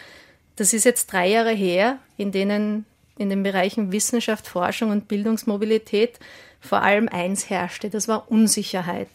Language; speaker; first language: German; native; German